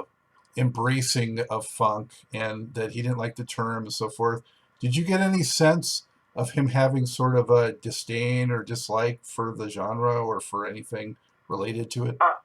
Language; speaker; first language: English; native; English